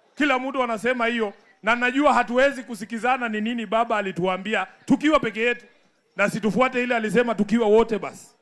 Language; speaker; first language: Swahili; non-native, local second language; Luyia